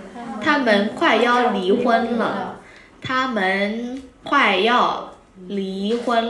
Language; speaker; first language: Chinese; non-native, fluent; Vietnamese